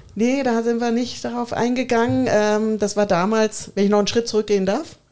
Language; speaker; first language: German; native; German